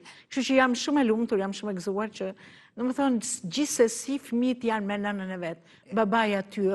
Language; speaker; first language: Albanian; native; Albanian